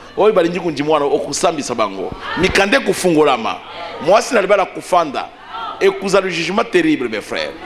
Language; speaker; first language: Lingala; native; Lingala